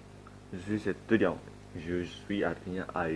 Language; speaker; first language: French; non-native, learner; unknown